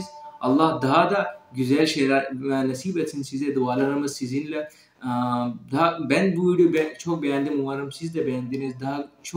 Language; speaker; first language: Turkish; non-native, fluent; Urdu